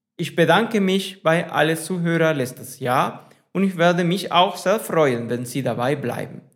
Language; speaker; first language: German; non-native, fluent; Spanish